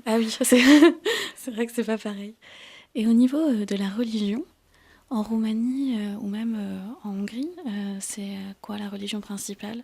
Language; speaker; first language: French; native; French